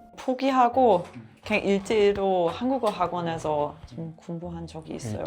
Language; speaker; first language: Korean; non-native, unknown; German